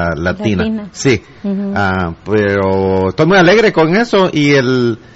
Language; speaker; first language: Spanish; native; Spanish